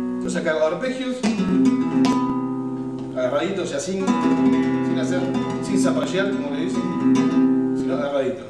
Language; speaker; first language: Spanish; native; Spanish